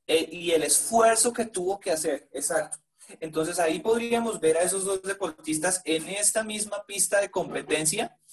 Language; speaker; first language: Spanish; native; Spanish